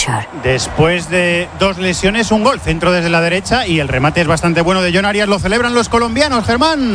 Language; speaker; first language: Spanish; native; Spanish